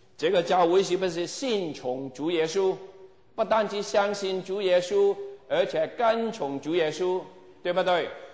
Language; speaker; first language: Chinese; non-native, local second language; Cantonese